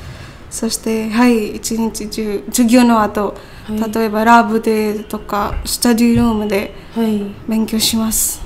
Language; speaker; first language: Japanese; non-native, learner; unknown